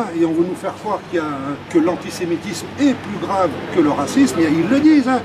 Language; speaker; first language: French; early bilingual, other home language; Arabic